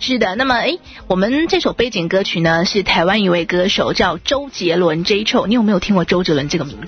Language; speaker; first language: Chinese; native; Chinese